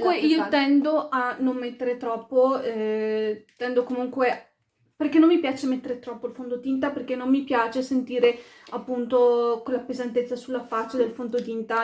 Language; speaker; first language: Italian; early bilingual, other home language; Arabic